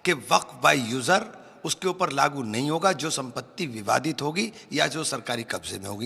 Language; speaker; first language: Hindi; native; Hindi